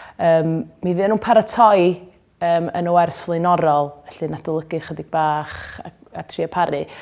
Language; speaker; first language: Welsh; native; Welsh